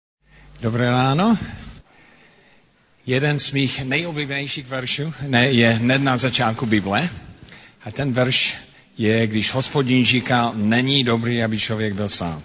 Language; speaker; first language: Czech; non-native, fluent; English